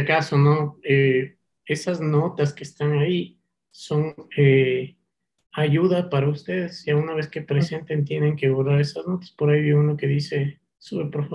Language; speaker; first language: Spanish; native; Spanish